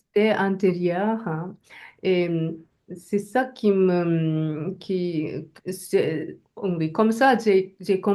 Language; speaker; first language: French; non-native, learner; Japanese